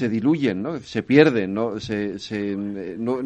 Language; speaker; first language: Spanish; native; Spanish